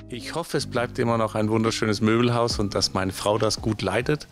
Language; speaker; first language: German; non-native, fluent; Danish